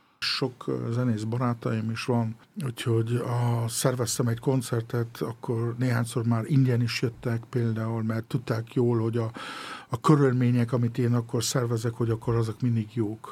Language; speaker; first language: Hungarian; early bilingual, heritage; Hungarian